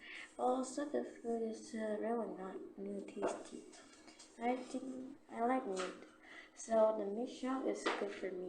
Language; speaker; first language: English; non-native, learner; Korean